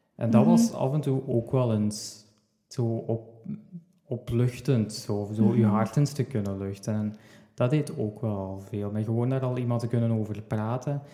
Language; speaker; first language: Dutch; native; Dutch